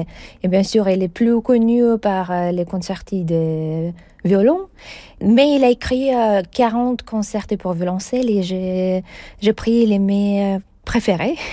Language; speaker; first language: French; non-native, fluent; Russian